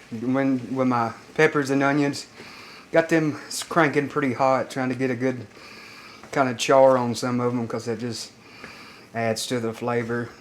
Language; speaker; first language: English; native; English